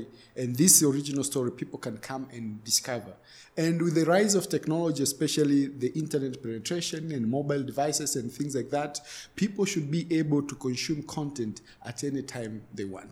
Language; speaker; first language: English; non-native, local second language; Swahili